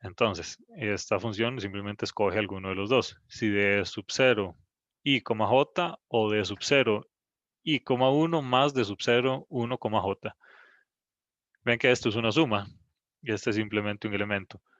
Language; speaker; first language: Spanish; native; Spanish